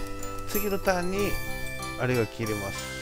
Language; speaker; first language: Japanese; native; Japanese